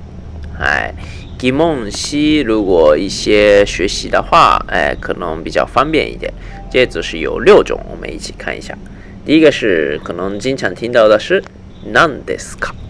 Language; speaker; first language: Chinese; non-native, fluent; Japanese